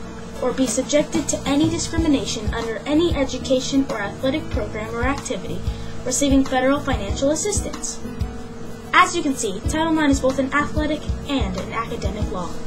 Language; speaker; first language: English; native; English